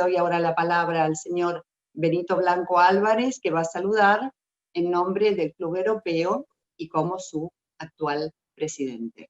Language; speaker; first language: Spanish; native; Spanish